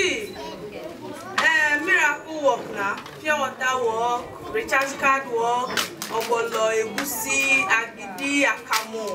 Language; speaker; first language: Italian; non-native, learner; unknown